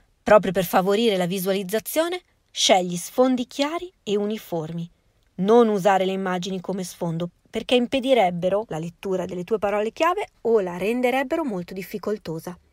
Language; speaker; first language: Italian; native; Italian